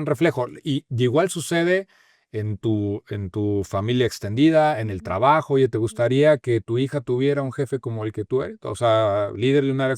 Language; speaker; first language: Spanish; native; Spanish